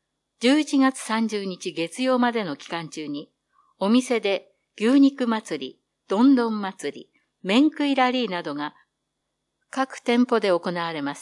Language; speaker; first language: Japanese; native; Japanese